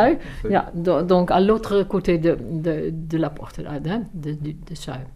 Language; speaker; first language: French; non-native, fluent; Dutch